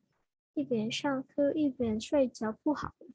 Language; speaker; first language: Chinese; non-native, learner; Indonesian